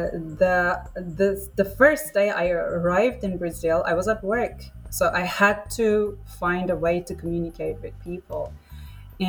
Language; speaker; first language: English; non-native, fluent; Persian